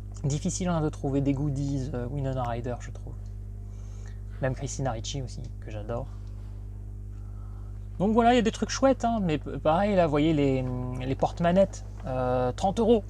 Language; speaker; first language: French; native; French